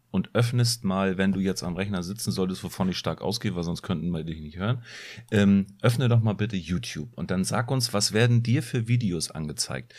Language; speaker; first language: German; native; German